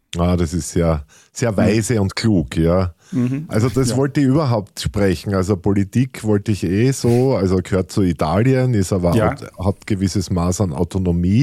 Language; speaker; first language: German; native; German